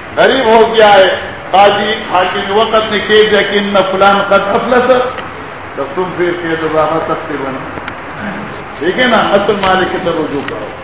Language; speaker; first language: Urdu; non-native, local second language; Northern Hindko